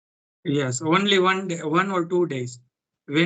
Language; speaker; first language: English; non-native, learner; Gujarati